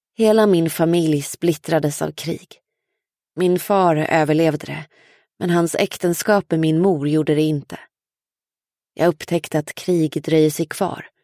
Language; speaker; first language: Swedish; native; Swedish